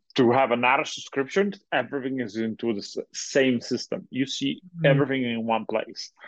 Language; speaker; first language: English; non-native, fluent; Italian